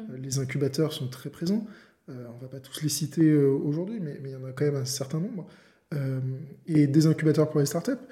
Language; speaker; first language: French; native; French